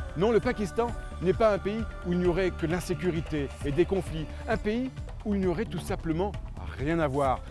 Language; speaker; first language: French; native; French